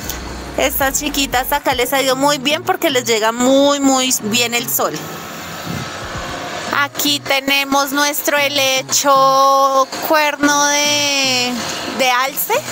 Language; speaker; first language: Spanish; native; Spanish